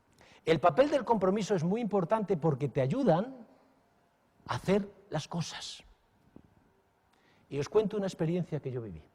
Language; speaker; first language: Spanish; native; Spanish